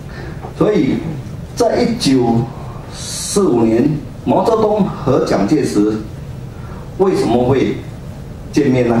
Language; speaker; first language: Chinese; native; Chinese